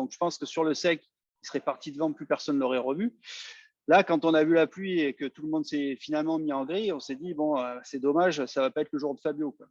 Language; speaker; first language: French; native; French